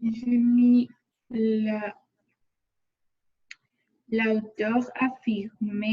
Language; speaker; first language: French; non-native, learner; Spanish